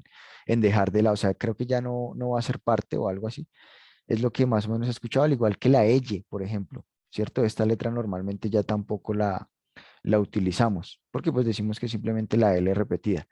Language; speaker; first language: Spanish; native; Spanish